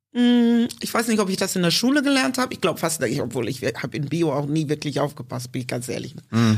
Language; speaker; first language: German; early bilingual, other home language; English